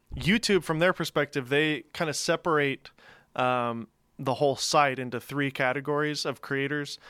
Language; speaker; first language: English; native; English